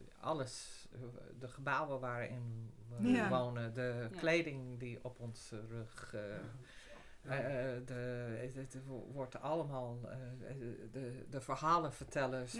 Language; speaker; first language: Dutch; non-native, fluent; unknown